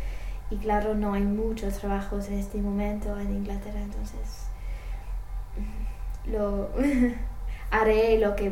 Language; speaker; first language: Spanish; non-native, learner; English